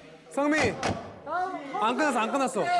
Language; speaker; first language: Korean; native; Korean